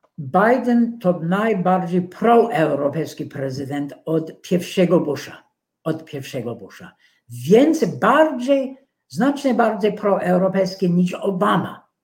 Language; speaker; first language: Polish; non-native, fluent; English